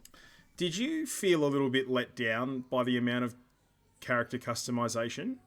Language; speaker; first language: English; native; English